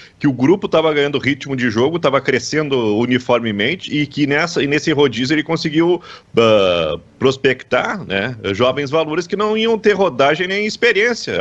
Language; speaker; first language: Portuguese; native; Portuguese